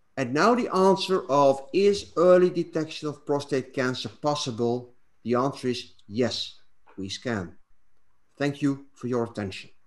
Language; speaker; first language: English; non-native, fluent; Dutch